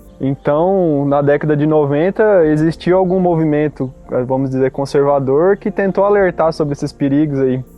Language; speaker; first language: Portuguese; native; Portuguese